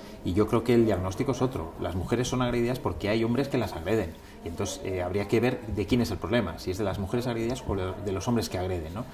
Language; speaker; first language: Spanish; native; Spanish